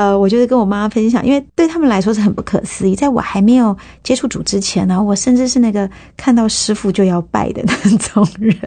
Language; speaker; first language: Chinese; native; Chinese